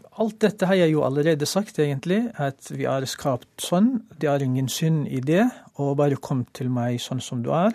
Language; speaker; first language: Norwegian; non-native, fluent; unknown